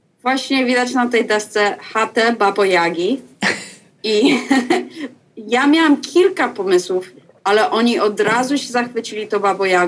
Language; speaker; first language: Polish; early bilingual, heritage; Polish